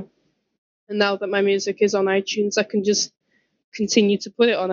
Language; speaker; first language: English; native; English